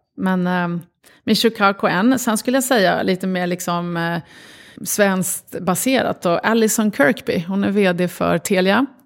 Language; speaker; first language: Swedish; early bilingual, other home language; Arabic